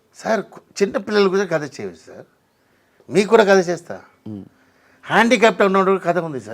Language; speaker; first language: Telugu; non-native, local second language; Tamil